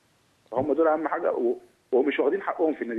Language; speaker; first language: Arabic; native; Arabic